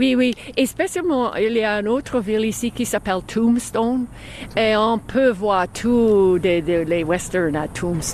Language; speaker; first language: French; non-native, fluent; English